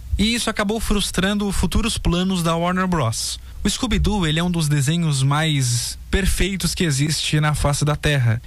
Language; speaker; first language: Portuguese; native; Portuguese